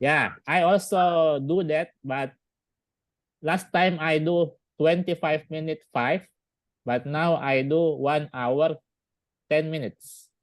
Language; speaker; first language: English; non-native, learner; Indonesian